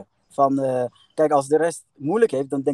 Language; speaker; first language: Dutch; early bilingual, other home language; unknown